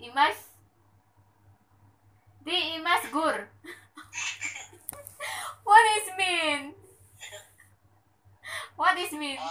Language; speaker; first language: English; non-native, learner; Indonesian